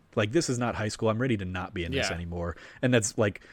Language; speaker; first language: English; native; English